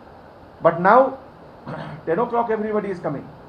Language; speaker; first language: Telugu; non-native, fluent; Hindi